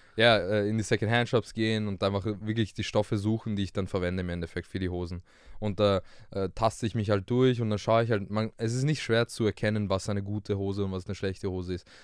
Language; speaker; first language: German; early bilingual, other home language; English